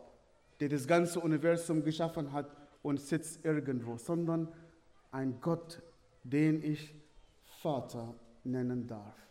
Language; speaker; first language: German; non-native, fluent; Arabic